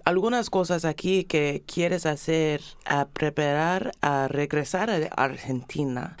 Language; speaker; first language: Spanish; non-native, learner; English